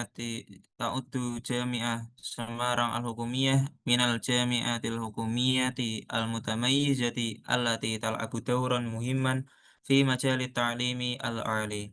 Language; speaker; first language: Arabic; non-native, learner; Indonesian